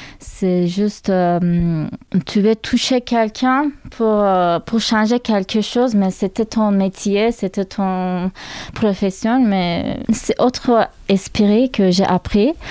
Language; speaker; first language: French; non-native, learner; Turkish